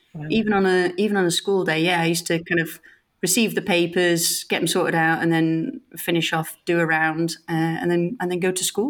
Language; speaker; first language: English; native; English